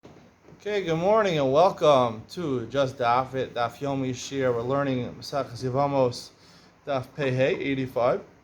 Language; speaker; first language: English; native; English